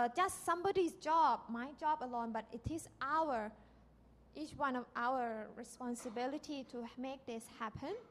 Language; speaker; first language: English; non-native, learner; Thai